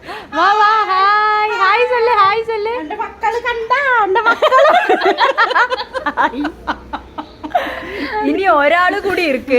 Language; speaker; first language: Tamil; non-native, learner; Malayalam